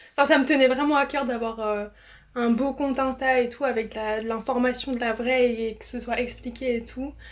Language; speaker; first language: French; native; French